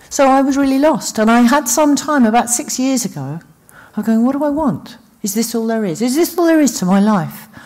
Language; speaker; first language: English; native; English